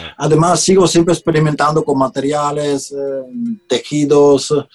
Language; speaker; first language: Spanish; non-native, fluent; Italian